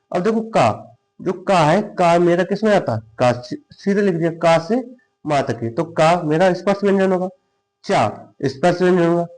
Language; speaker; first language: Hindi; native; Hindi